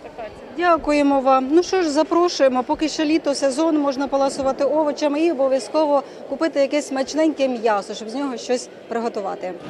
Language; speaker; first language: Ukrainian; native; Ukrainian